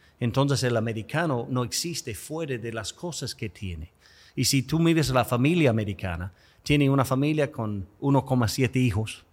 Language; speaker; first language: Spanish; non-native, fluent; English